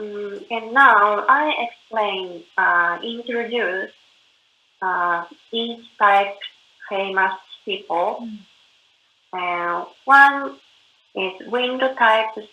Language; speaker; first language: English; non-native, learner; Japanese